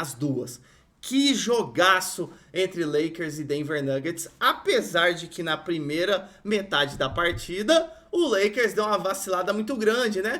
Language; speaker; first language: Portuguese; native; Portuguese